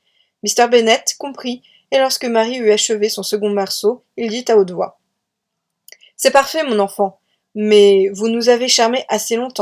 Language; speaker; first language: French; native; French